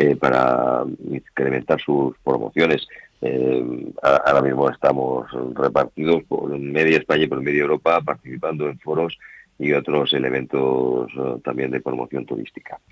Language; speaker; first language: Spanish; native; Spanish